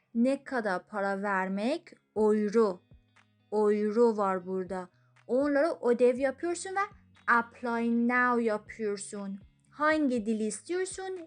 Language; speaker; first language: Turkish; non-native, fluent; Persian